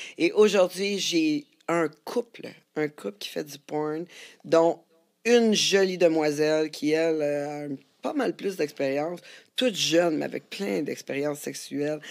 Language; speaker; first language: French; native; French